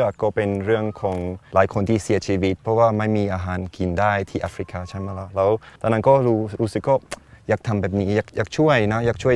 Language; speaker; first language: Thai; non-native, fluent; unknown